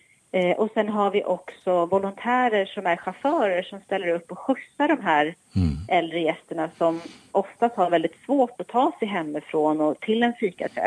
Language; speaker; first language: Swedish; native; Swedish